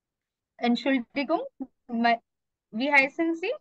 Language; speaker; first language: German; non-native, learner; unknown